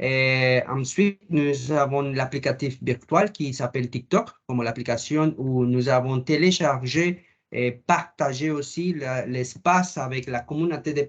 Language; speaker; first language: French; non-native, learner; Spanish